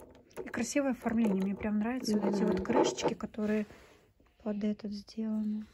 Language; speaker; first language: Russian; native; Russian